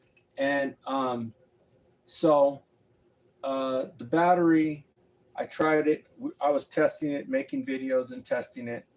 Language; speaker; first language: English; native; English